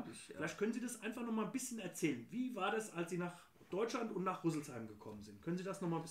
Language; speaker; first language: German; native; German